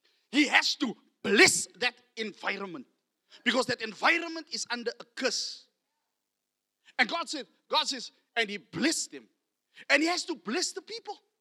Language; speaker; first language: English; non-native, local second language; Afrikaans